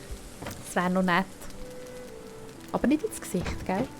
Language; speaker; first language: German; native; German